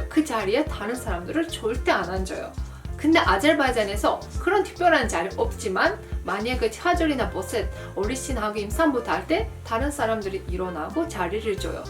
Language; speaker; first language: Korean; non-native, fluent; Azerbaijani